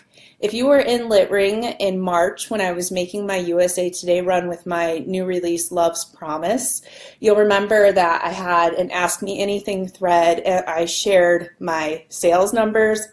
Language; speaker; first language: English; native; English